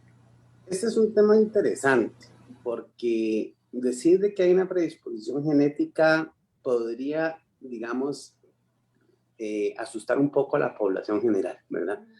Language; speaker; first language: Spanish; native; Spanish